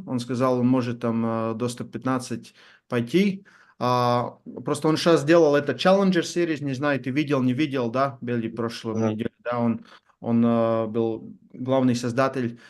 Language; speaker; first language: Russian; non-native, learner; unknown